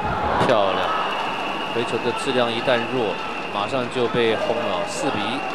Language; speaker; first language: Chinese; native; Chinese